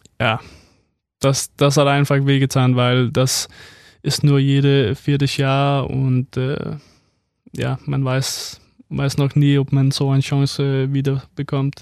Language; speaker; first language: German; non-native, fluent; Danish